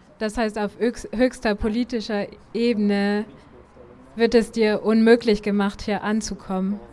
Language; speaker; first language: German; native; German